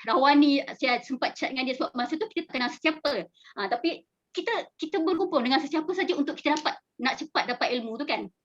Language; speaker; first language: Malay; native; Malay